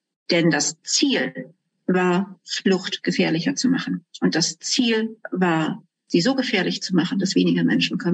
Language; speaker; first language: German; native; German